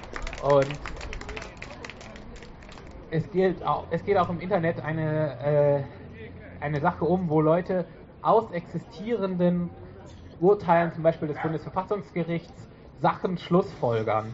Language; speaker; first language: German; native; German